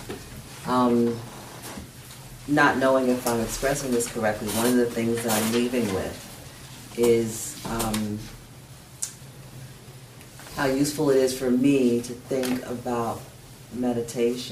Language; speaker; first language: English; native; English